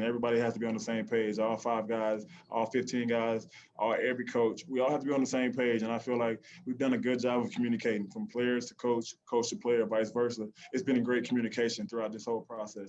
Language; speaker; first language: English; native; English